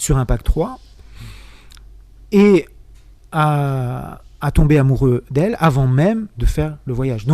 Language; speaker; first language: French; native; French